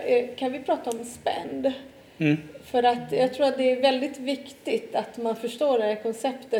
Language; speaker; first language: Swedish; non-native, fluent; Italian